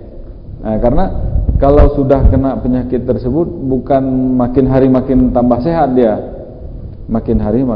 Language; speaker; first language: Malay; native; Malay